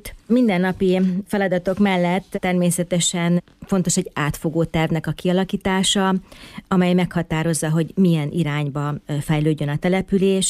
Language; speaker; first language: Hungarian; native; Hungarian